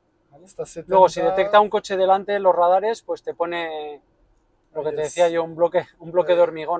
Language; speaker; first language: Spanish; native; Spanish